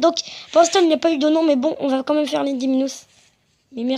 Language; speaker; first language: French; native; French